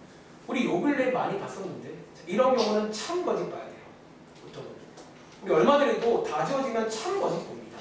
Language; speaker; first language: Korean; native; Korean